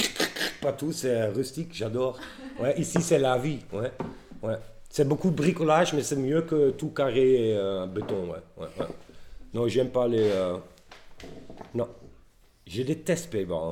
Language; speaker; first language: French; non-native, learner; Dutch